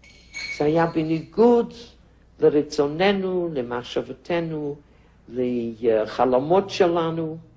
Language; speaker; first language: Hebrew; non-native, fluent; Yiddish